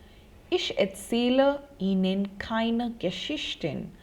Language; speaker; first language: German; non-native, fluent; Hindi